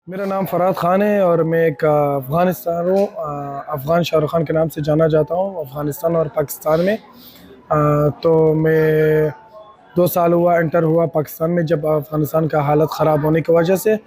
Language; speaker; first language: Hindi; non-native, local second language; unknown